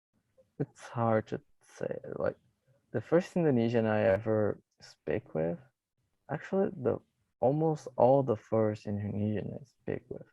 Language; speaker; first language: English; non-native, fluent; Portuguese